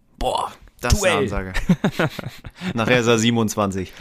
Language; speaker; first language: German; native; German